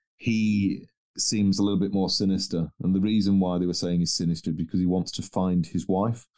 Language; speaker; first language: English; native; English